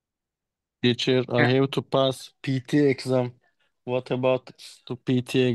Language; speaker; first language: English; non-native, fluent; Turkish